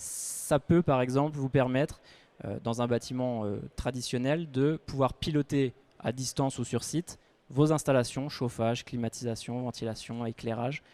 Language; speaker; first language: French; native; French